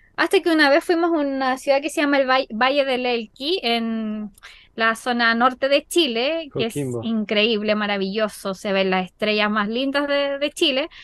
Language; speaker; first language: Spanish; native; Spanish